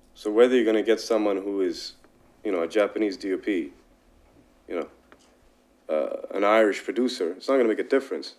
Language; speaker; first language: English; non-native, fluent; Arabic